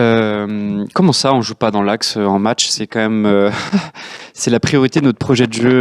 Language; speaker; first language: French; native; French